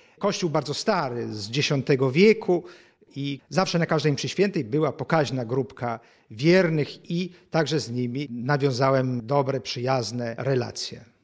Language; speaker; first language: Polish; native; Polish